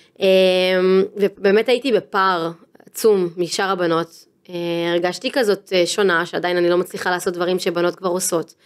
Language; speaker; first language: Hebrew; native; Hebrew